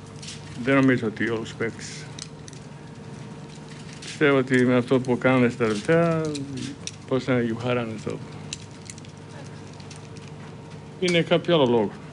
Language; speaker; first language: Greek; non-native, fluent; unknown